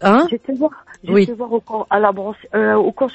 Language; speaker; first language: French; native; French